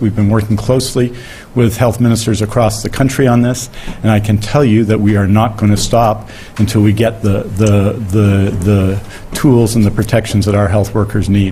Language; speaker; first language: English; native; English